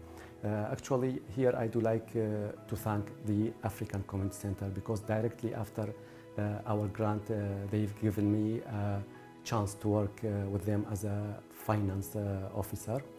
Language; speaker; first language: English; non-native, fluent; Kurdish